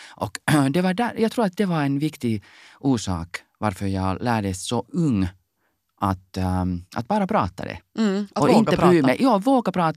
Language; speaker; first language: Swedish; non-native, local second language; Finnish